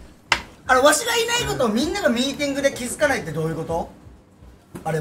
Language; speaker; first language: Japanese; native; Japanese